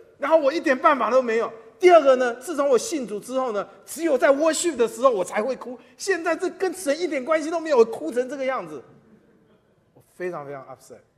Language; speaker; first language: Chinese; non-native, local second language; Min Nan Chinese